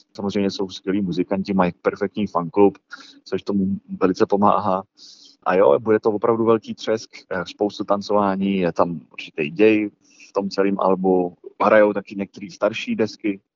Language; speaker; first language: Czech; early bilingual, heritage; Czech